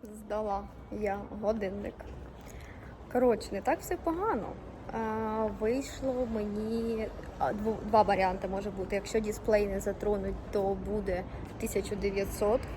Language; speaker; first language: Ukrainian; native; Ukrainian